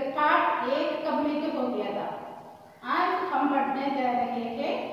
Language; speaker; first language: Hindi; non-native, local second language; Malayalam